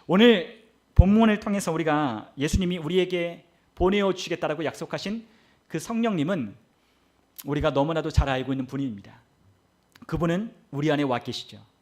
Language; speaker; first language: Korean; native; Korean